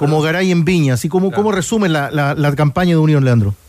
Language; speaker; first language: Spanish; native; Spanish